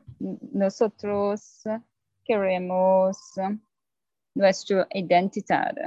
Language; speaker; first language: Spanish; non-native, learner; English